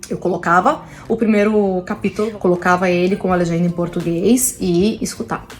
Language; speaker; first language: Portuguese; early bilingual, other home language; Italian